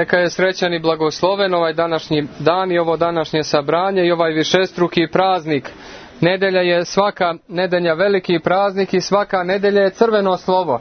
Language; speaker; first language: Croatian; native; Croatian